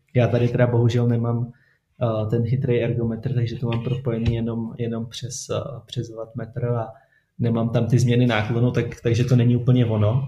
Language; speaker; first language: Czech; native; Czech